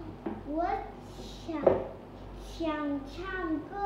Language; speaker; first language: Chinese; non-native, learner; Vietnamese